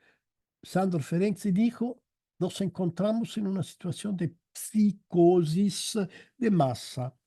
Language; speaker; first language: Spanish; non-native, fluent; Italian